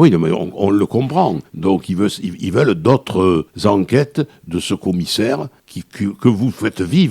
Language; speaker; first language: French; native; French